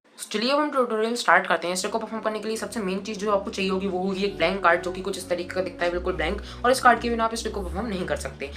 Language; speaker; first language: Hindi; native; Hindi